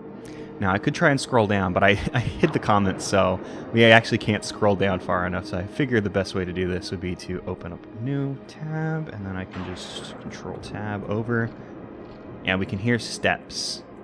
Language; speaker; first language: English; native; English